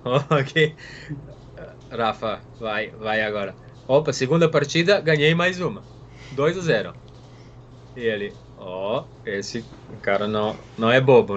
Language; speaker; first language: Portuguese; non-native, fluent; Serbian